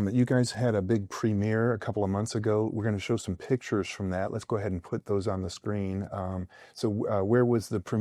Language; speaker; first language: English; native; English